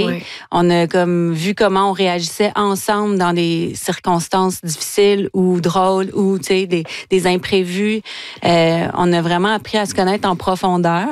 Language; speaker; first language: French; native; French